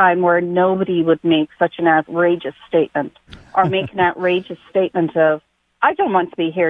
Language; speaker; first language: English; native; English